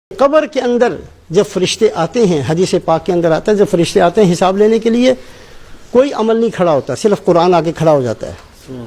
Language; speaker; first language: Urdu; non-native, local second language; Punjabi